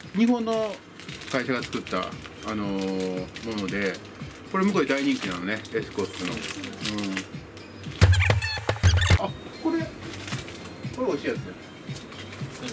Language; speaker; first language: Japanese; native; Japanese